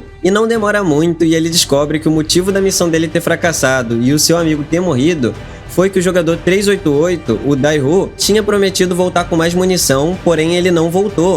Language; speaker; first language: Portuguese; native; Portuguese